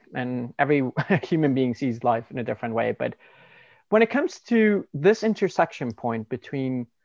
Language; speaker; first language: English; non-native, fluent; Spanish